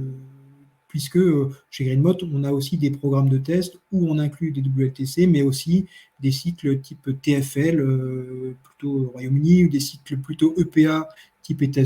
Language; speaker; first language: French; native; French